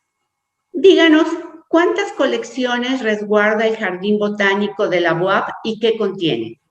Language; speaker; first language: Spanish; native; Spanish